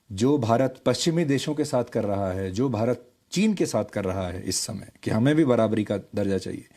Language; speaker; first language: Hindi; native; Hindi